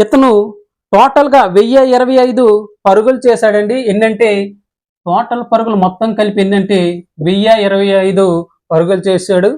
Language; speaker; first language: Telugu; native; Telugu